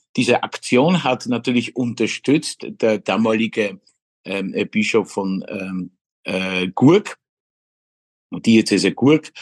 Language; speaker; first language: German; non-native, fluent; Polish